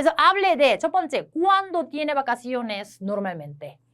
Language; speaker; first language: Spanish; non-native, fluent; Korean